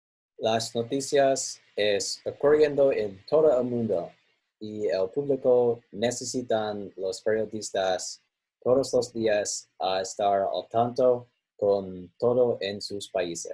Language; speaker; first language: Spanish; non-native, learner; English